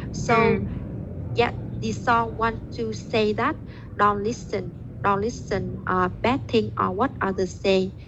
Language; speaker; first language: English; non-native, learner; Vietnamese